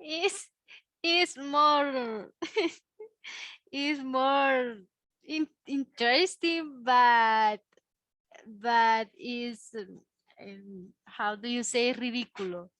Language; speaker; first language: English; non-native, learner; Spanish